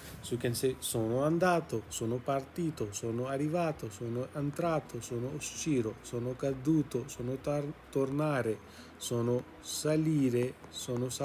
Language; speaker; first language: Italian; non-native, fluent; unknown